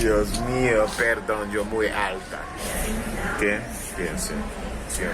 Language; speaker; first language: Spanish; non-native, learner; English